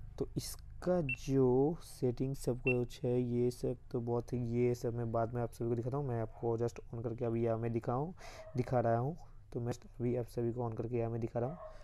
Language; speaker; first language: Hindi; non-native, local second language; Bangla